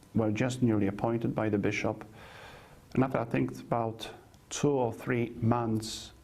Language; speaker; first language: English; non-native, fluent; Polish